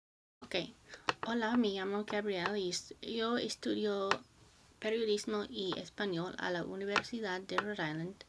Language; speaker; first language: Spanish; non-native, learner; English